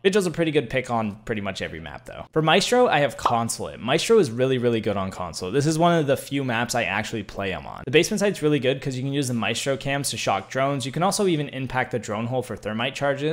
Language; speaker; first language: English; native; English